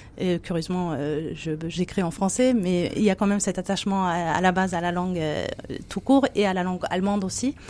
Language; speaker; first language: French; non-native, fluent; German